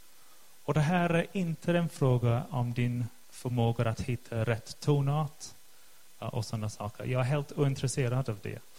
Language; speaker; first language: Swedish; non-native, fluent; English